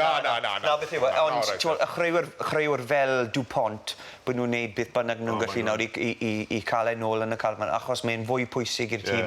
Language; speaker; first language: Welsh; native; Welsh